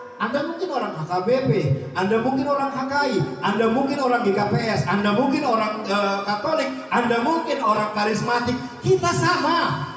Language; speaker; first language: Indonesian; native; Indonesian